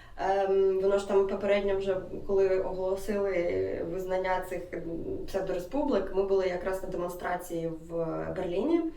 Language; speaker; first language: Ukrainian; non-native, local second language; Russian